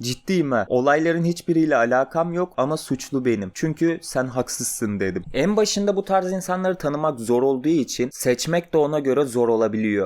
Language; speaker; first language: Turkish; native; Turkish